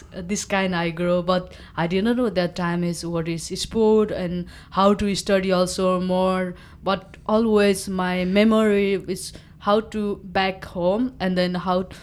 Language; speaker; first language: English; non-native, local second language; Nepali